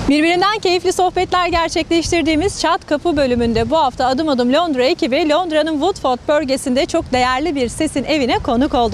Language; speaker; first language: Turkish; native; Turkish